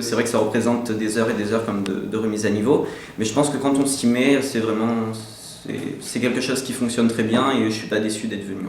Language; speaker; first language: French; native; French